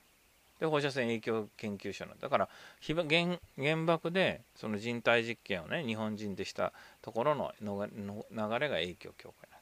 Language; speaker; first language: Japanese; native; Japanese